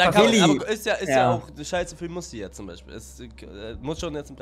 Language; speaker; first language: German; native; German